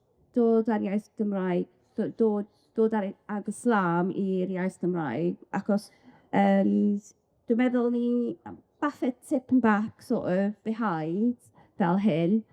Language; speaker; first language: Welsh; non-native, local second language; English